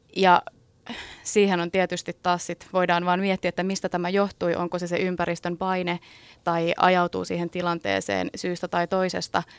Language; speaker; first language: Finnish; native; Finnish